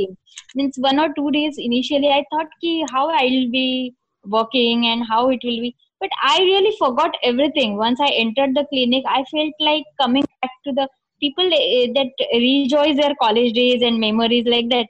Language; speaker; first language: English; non-native, local second language; Marathi